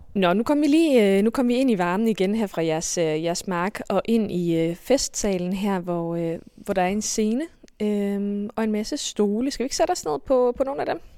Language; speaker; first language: Danish; native; Danish